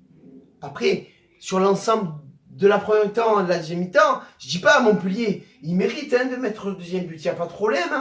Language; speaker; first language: French; native; French